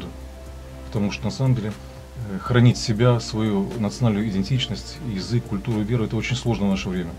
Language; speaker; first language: Russian; native; Russian